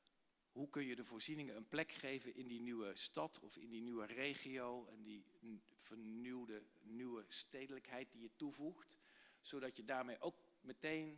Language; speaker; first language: Dutch; native; Dutch